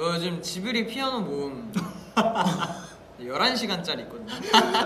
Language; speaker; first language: Korean; native; Korean